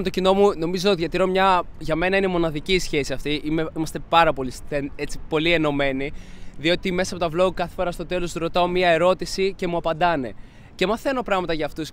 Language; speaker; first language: Greek; native; Greek